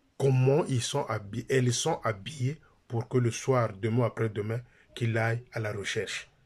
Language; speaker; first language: French; non-native, local second language; Lingala